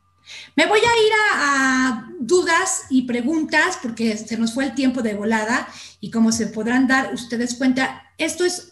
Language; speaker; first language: Spanish; native; Spanish